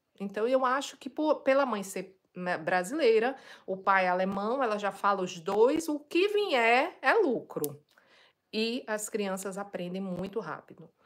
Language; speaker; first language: Portuguese; native; Portuguese